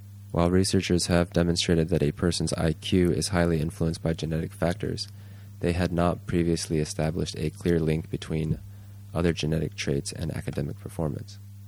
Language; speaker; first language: English; native; English